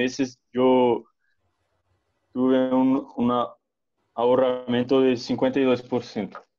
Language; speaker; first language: Spanish; non-native, learner; Portuguese